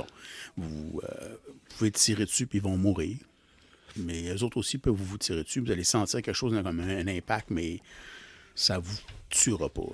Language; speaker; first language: French; native; French